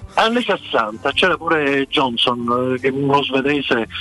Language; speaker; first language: Italian; native; Italian